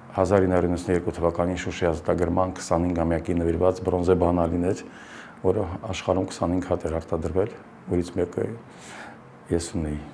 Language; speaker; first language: Armenian; native; Armenian